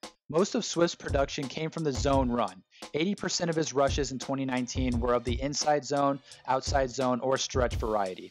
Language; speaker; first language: English; native; English